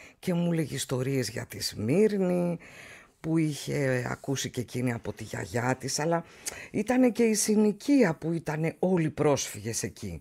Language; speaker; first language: Greek; native; Greek